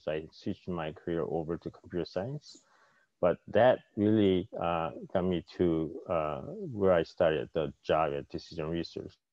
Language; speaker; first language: English; non-native, fluent; Korean